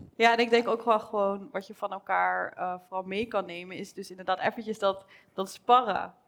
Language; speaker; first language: Dutch; native; Dutch